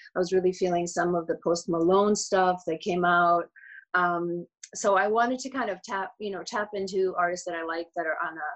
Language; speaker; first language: English; early bilingual, other home language; Georgian